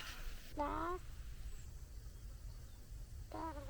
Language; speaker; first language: Dutch; early bilingual, heritage; Dutch